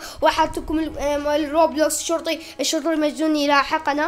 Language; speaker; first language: Arabic; native; Arabic